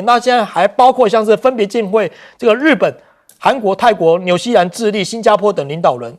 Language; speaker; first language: Chinese; native; Chinese